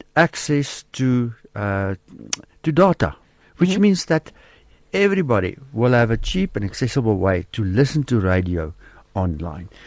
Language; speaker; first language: English; non-native, local second language; Afrikaans